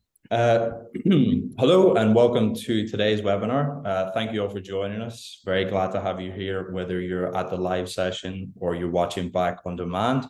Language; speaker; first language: English; native; English